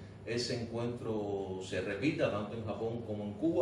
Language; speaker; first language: Spanish; native; Spanish